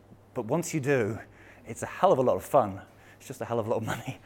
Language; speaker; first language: English; native; English